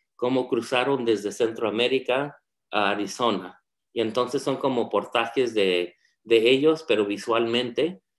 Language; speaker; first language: Spanish; early bilingual, heritage; Spanish